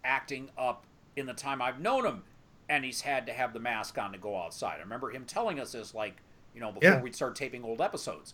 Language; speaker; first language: English; native; English